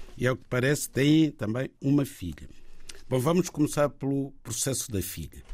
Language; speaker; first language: Portuguese; native; Portuguese